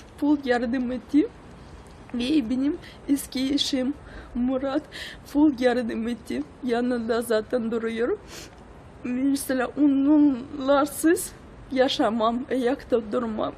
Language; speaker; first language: Turkish; non-native, learner; Russian